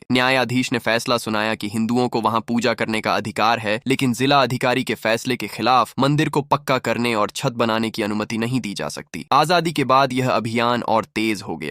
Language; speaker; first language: Hindi; native; Hindi